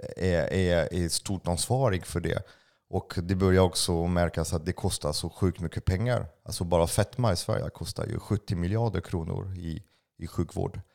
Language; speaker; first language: Swedish; non-native, fluent; French